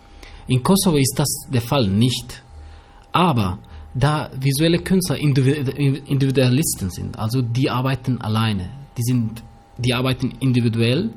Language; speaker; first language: German; early bilingual, other home language; Albanian